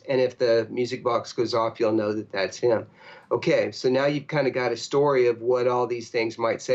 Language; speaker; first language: English; native; English